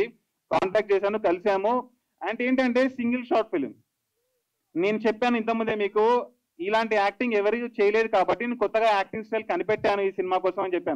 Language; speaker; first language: Telugu; native; Telugu